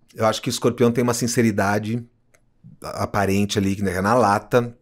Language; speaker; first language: Portuguese; native; Portuguese